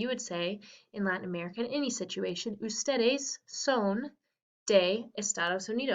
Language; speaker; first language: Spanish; non-native, fluent; English